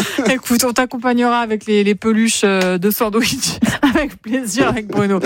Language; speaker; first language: French; native; French